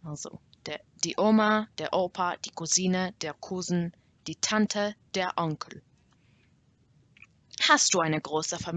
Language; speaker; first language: German; non-native, learner; English